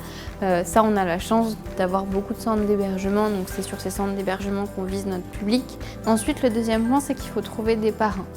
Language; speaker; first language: French; native; French